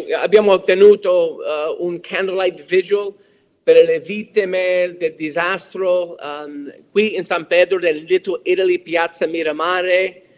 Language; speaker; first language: Italian; early bilingual, heritage; English